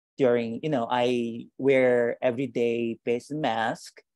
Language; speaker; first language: English; non-native, learner; Korean